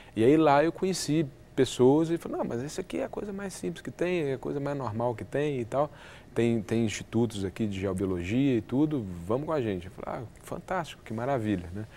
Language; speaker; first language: Portuguese; native; Portuguese